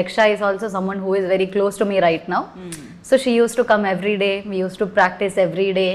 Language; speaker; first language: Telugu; non-native, learner; Malayalam